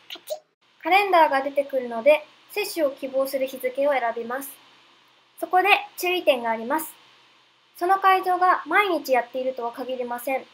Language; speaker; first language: Japanese; early bilingual, heritage; Japanese